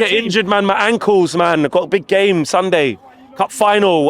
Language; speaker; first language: English; native; English